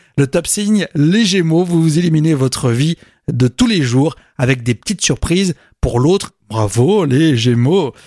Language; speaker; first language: French; native; French